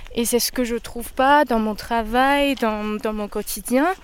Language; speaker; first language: French; non-native, fluent; Chinese